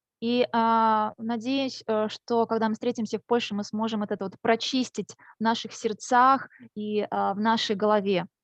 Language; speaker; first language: Russian; native; Russian